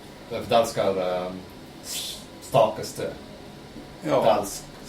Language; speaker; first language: Swedish; non-native, learner; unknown